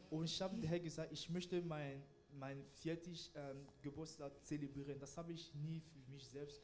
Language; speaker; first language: German; non-native, learner; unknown